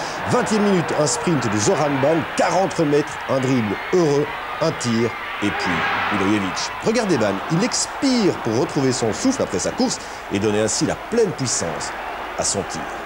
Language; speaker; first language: French; native; French